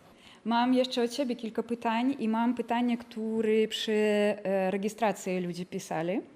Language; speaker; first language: Polish; non-native, fluent; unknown